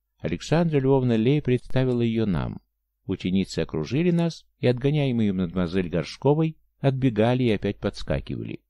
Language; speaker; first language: Russian; native; Russian